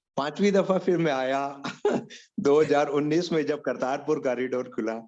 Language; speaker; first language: Hindi; non-native, local second language; Punjabi